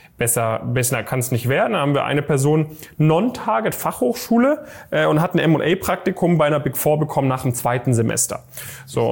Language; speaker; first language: German; native; German